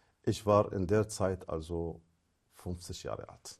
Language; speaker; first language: German; non-native, fluent; Arabic